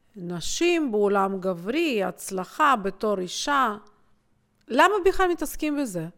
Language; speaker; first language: Hebrew; non-native, fluent; Russian